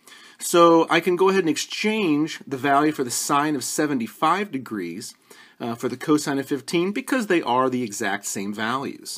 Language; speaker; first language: English; native; English